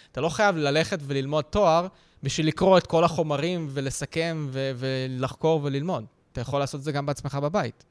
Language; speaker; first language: Hebrew; early bilingual, other home language; Russian